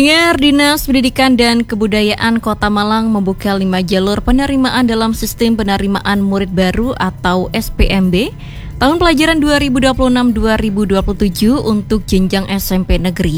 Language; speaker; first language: Indonesian; native; Indonesian